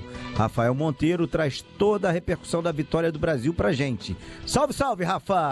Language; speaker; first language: Portuguese; native; Portuguese